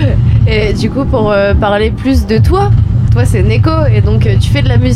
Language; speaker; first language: French; native; French